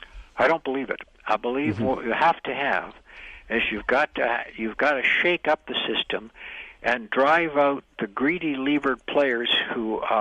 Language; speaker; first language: English; native; English